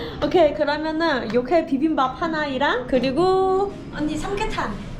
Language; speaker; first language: Korean; non-native, fluent; Vietnamese